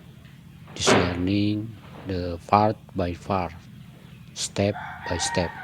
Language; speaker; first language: English; non-native, learner; Indonesian